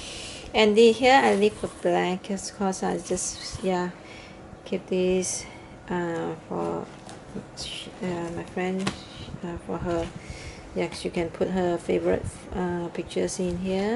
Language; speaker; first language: English; non-native, learner; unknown